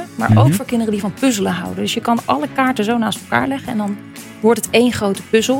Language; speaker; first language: Dutch; native; Dutch